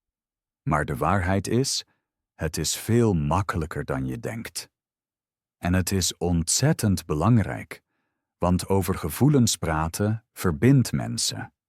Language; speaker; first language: Dutch; non-native, fluent; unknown